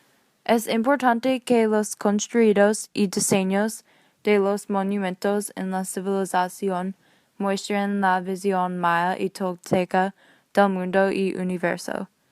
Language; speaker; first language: Spanish; non-native, learner; English